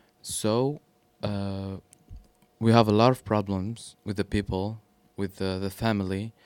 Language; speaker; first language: English; non-native, learner; Arabic